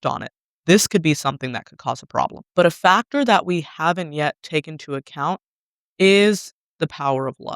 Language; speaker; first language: English; native; English